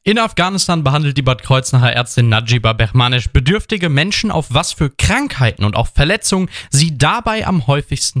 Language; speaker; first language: German; native; German